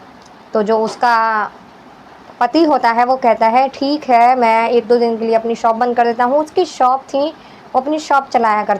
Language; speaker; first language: Hindi; native; Hindi